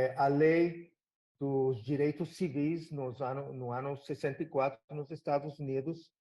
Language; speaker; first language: Portuguese; non-native, fluent; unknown